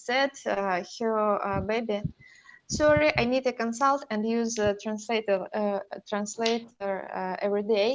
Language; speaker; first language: English; non-native, learner; Russian